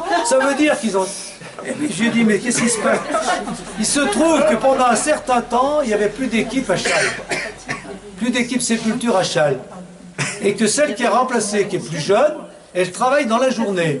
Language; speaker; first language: French; native; French